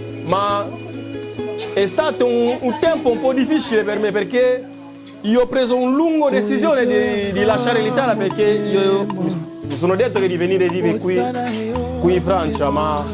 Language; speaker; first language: Italian; non-native, fluent; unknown